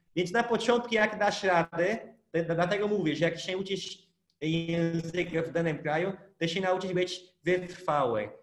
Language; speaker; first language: Polish; non-native, fluent; Portuguese